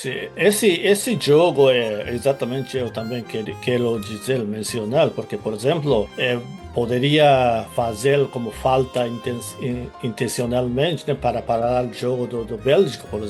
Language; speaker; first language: Portuguese; non-native, fluent; Japanese